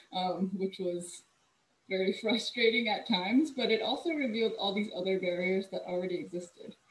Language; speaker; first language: English; native; English